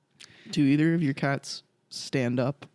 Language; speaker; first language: English; native; English